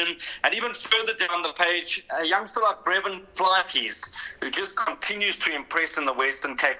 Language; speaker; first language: English; native; English